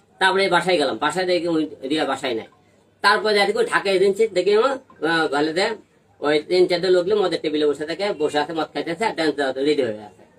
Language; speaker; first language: Bangla; native; Bangla